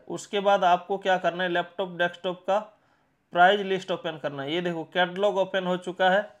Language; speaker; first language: Hindi; non-native, local second language; Marathi